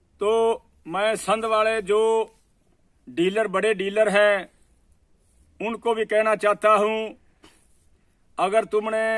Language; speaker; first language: Hindi; native; Hindi